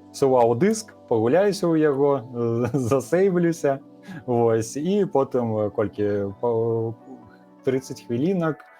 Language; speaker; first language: Belarusian; non-native, local second language; Russian